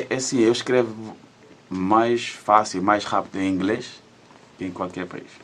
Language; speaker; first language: Portuguese; early bilingual, heritage; Dutch